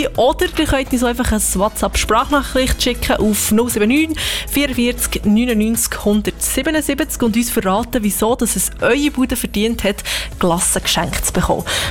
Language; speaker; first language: German; native; German